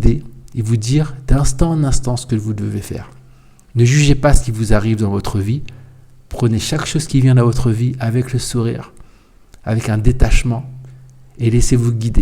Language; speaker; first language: French; native; French